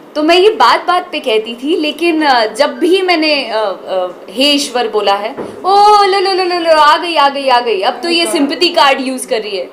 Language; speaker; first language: Hindi; native; Hindi